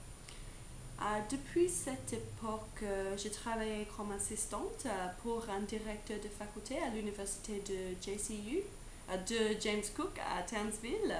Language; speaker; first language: French; non-native, learner; English